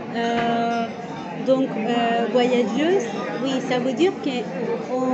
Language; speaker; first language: French; non-native, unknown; Spanish